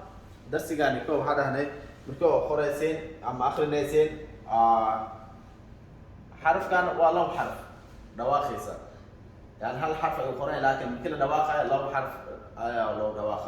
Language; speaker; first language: Arabic; non-native, local second language; Somali